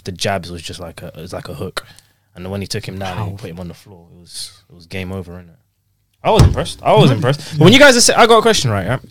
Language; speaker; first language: English; native; English